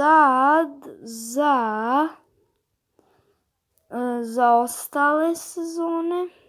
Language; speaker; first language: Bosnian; early bilingual, heritage; Croatian